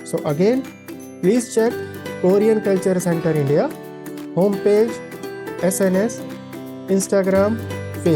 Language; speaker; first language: Korean; non-native, fluent; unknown